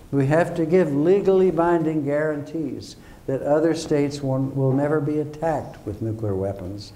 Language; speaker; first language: English; native; English